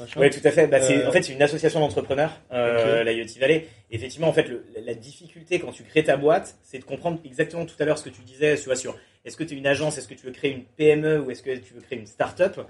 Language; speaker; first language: French; native; French